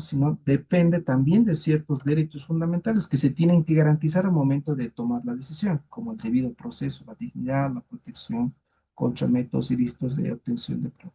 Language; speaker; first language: Spanish; native; Spanish